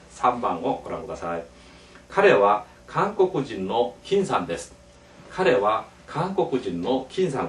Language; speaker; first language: Japanese; non-native, fluent; Korean